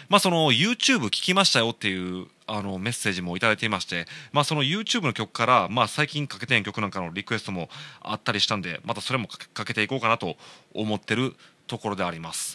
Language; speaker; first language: Japanese; native; Japanese